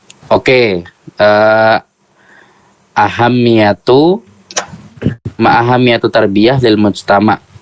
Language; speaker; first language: Arabic; non-native, learner; Indonesian